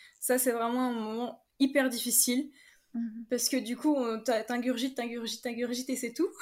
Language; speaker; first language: French; native; French